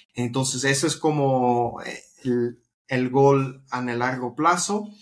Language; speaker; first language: Spanish; non-native, fluent; Dutch